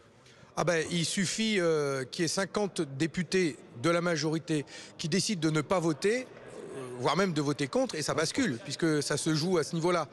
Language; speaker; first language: French; native; French